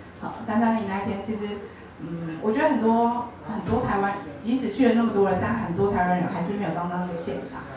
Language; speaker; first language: Chinese; native; Chinese